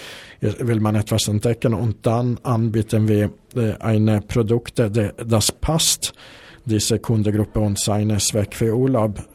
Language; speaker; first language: German; non-native, fluent; Swedish